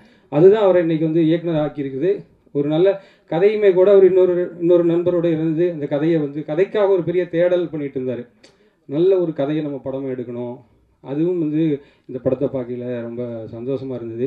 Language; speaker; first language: Tamil; native; Tamil